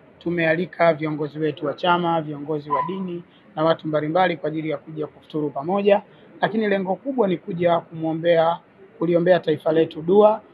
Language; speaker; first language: Swahili; native; Swahili